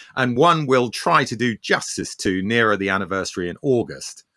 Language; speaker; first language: English; early bilingual, other home language; Armenian